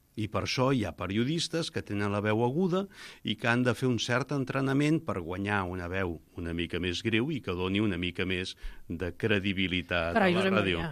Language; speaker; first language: Catalan; native; Catalan